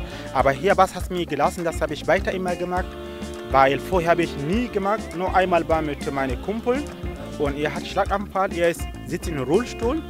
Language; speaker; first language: German; non-native, learner; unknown